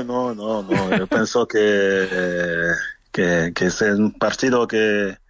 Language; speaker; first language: Spanish; non-native, fluent; French